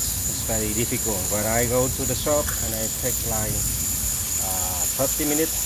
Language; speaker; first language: English; non-native, local second language; Vietnamese